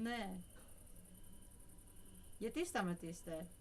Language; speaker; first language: Greek; early bilingual, heritage; English